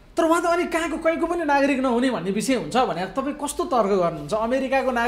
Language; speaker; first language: Nepali; native; Nepali